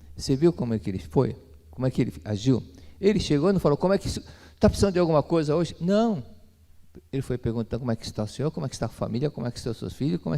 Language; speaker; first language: Portuguese; native; Portuguese